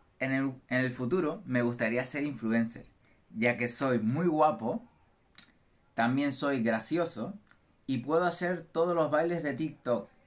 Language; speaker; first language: Spanish; non-native, learner; English